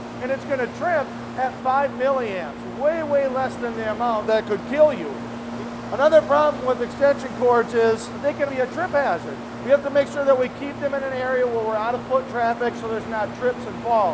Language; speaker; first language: English; native; English